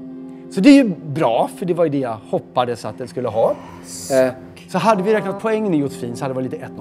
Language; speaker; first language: Swedish; native; Swedish